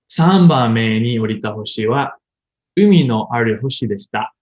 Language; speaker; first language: Japanese; non-native, learner; English